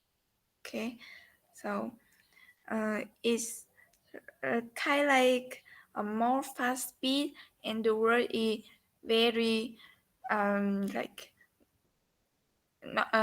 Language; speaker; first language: English; non-native, learner; Vietnamese